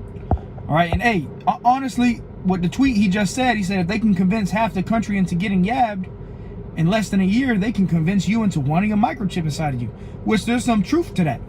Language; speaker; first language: English; native; English